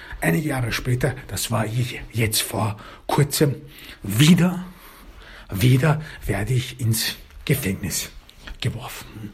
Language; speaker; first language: German; early bilingual, other home language; Turkish